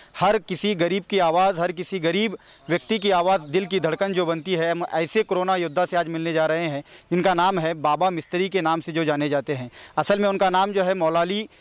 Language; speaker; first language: Hindi; non-native, local second language; Marathi